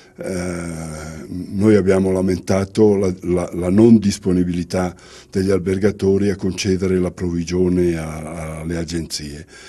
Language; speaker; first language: Italian; native; Italian